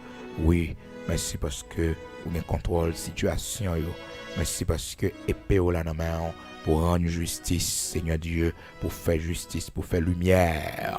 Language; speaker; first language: French; non-native, local second language; Haitian Creole